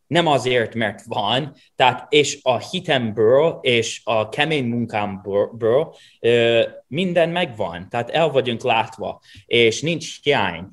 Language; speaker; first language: Hungarian; non-native, fluent; English